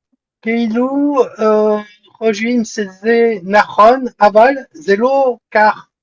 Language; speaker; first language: Hebrew; non-native, learner; French